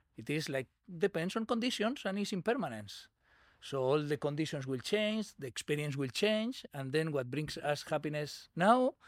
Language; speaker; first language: English; non-native, learner; Spanish